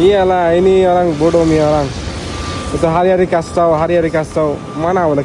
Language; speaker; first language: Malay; non-native, learner; Bangla